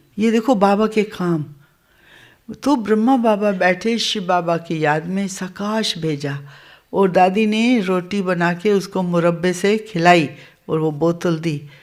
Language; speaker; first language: Hindi; non-native, local second language; Gujarati